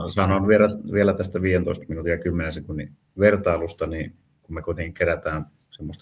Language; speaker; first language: Finnish; native; Finnish